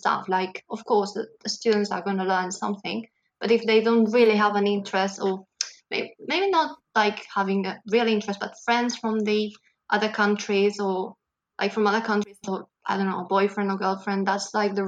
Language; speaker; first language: English; non-native, fluent; Catalan